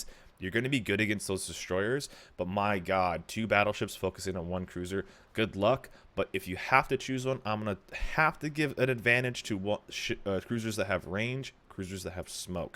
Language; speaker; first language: English; native; English